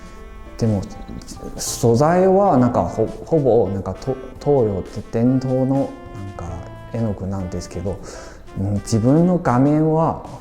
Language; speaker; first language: Japanese; non-native, fluent; Chinese